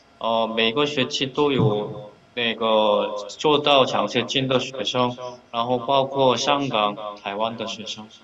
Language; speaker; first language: Chinese; non-native, fluent; Korean